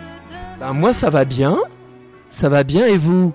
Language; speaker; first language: French; native; French